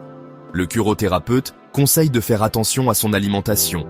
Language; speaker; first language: French; native; French